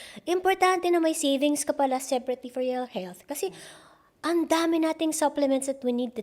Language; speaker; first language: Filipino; native; Filipino